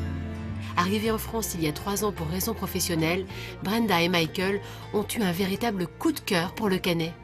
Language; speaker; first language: French; native; French